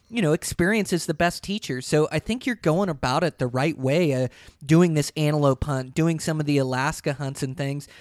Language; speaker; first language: English; native; English